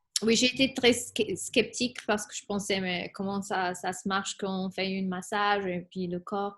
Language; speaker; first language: French; non-native, fluent; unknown